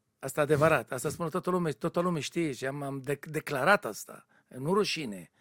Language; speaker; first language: Romanian; non-native, learner; Hebrew